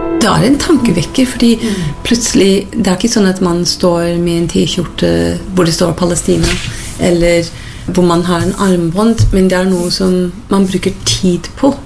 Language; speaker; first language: Norwegian; non-native, fluent; English